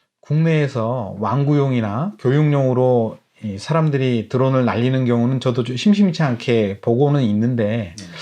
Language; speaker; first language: Korean; native; Korean